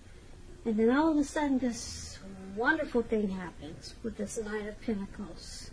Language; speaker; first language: English; native; English